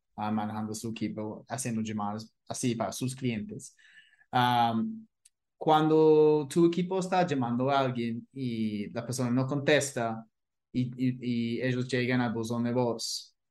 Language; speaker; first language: Spanish; non-native, fluent; English